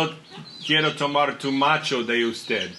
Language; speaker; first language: Spanish; non-native, learner; English